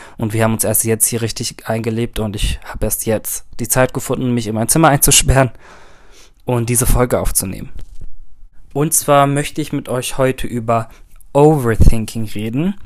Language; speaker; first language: German; early bilingual, other home language; Turkish